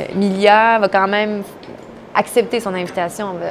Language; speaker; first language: French; native; French